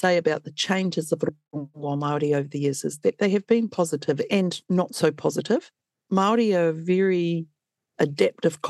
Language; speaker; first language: English; native; English